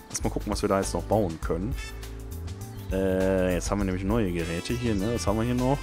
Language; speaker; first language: German; native; German